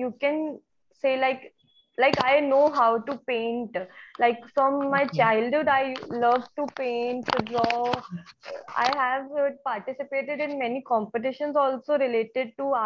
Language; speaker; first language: English; non-native, local second language; Hindi